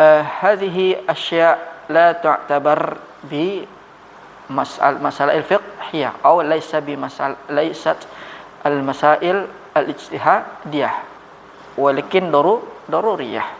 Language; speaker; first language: Arabic; non-native, fluent; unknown